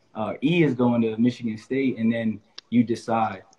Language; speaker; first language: English; native; English